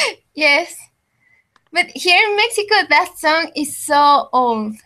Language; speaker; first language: English; non-native, learner; Spanish